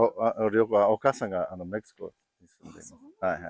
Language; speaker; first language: Japanese; non-native, learner; English